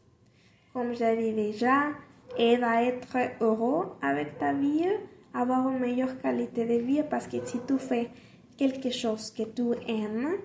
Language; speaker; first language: French; non-native, learner; Spanish